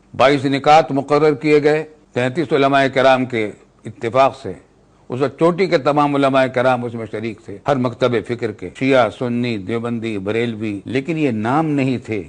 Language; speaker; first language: Urdu; native; Urdu